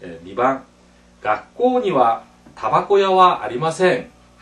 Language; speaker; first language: Japanese; non-native, fluent; Korean